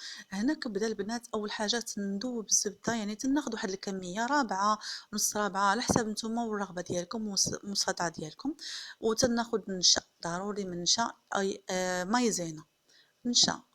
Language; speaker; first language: Arabic; native; Arabic